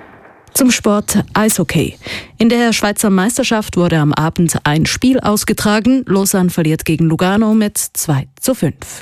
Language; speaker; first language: German; native; German